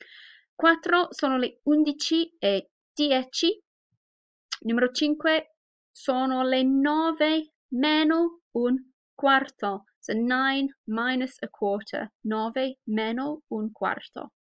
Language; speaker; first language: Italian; non-native, fluent; English